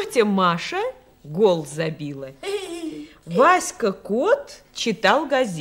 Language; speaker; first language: Russian; native; Russian